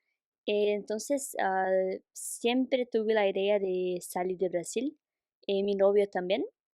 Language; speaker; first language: Spanish; non-native, fluent; Portuguese